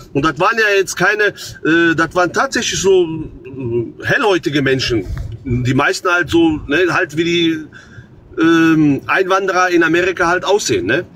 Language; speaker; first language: German; early bilingual, other home language; Croatian